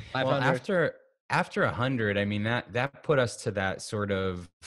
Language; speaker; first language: English; native; English